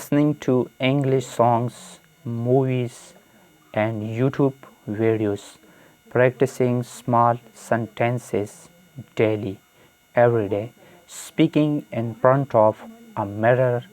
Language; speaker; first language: English; non-native, fluent; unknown